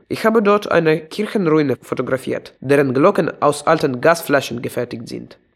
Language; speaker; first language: German; non-native, fluent; Russian